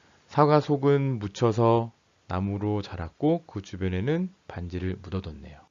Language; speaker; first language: Korean; native; Korean